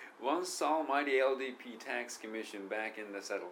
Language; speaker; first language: English; non-native, fluent; Japanese